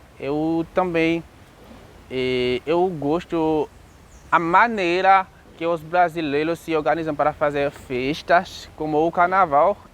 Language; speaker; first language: Portuguese; non-native, learner; Haitian Creole